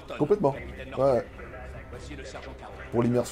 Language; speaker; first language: French; native; French